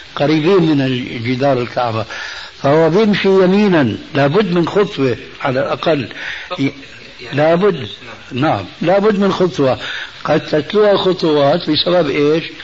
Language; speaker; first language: Arabic; early bilingual, other home language; Albanian